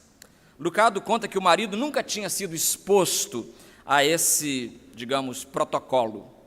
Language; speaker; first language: Portuguese; native; Portuguese